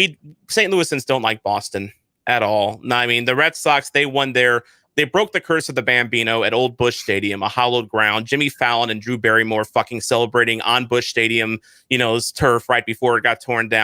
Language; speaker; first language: English; native; English